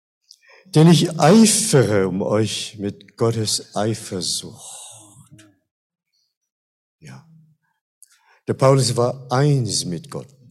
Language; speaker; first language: German; non-native, fluent; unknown